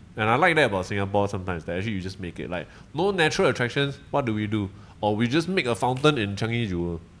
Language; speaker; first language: English; native; English